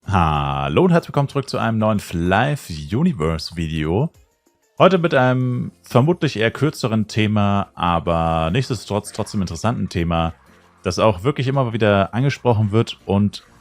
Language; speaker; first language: German; native; German